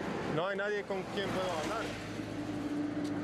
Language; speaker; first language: Spanish; early bilingual, heritage; English